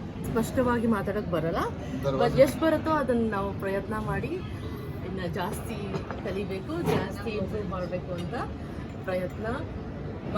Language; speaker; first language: Kannada; non-native, learner; Manipuri